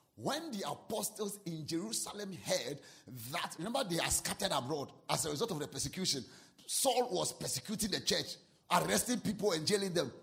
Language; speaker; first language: English; non-native, local second language; Akan